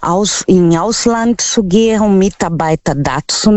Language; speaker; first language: German; non-native, learner; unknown